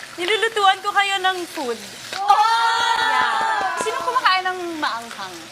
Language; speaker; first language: Filipino; non-native, local second language; Bikol